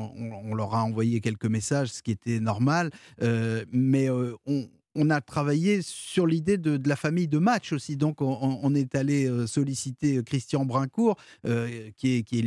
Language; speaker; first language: French; native; French